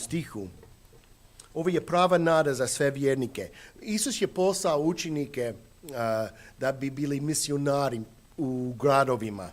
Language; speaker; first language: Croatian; non-native, fluent; English